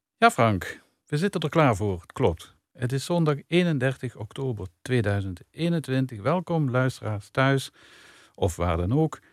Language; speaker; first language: Dutch; native; Dutch